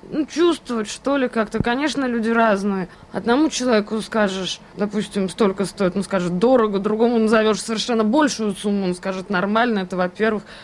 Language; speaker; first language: Russian; native; Russian